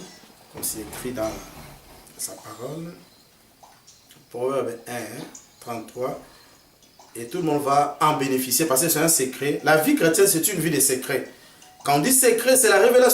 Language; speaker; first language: French; non-native, local second language; Lingala